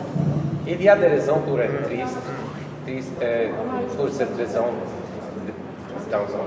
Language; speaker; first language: French; non-native, learner; Polish